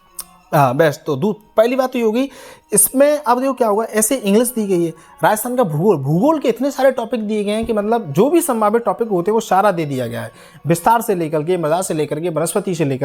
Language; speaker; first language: Hindi; native; Hindi